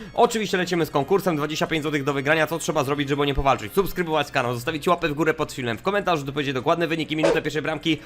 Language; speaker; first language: Polish; native; Polish